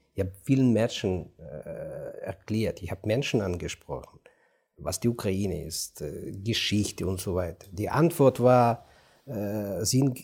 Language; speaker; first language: German; non-native, fluent; Ukrainian